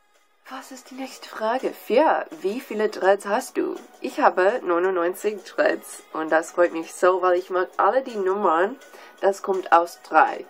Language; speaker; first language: German; non-native, learner; English